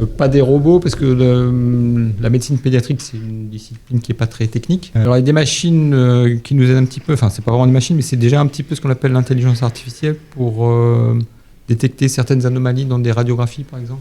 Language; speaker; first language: French; native; French